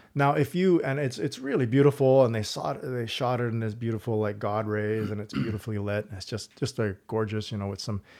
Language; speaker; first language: English; native; English